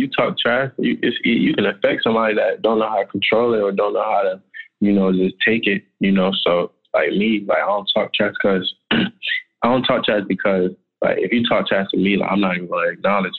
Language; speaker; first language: English; native; English